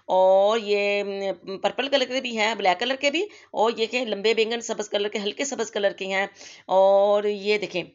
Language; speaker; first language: Urdu; non-native, local second language; Punjabi